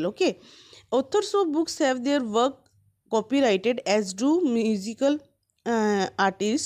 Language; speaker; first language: English; non-native, local second language; Hindi